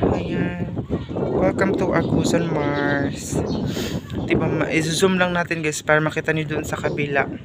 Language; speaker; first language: Filipino; non-native, local second language; Cebuano